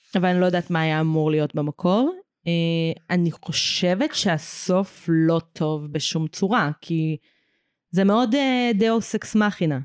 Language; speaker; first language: Hebrew; native; Hebrew